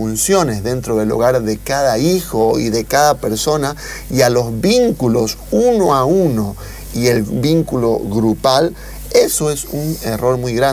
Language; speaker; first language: Spanish; native; Spanish